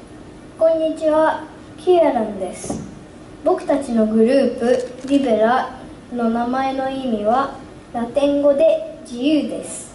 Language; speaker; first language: Japanese; early bilingual, heritage; Japanese